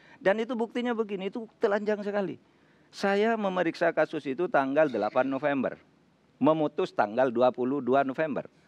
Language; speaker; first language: Indonesian; non-native, local second language; Madurese